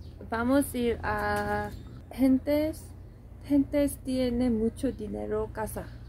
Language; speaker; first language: Spanish; non-native, learner; Korean